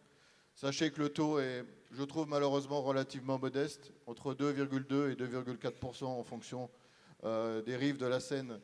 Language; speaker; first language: French; native; French